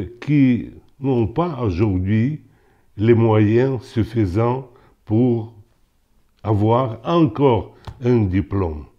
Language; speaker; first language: French; non-native, local second language; Ukrainian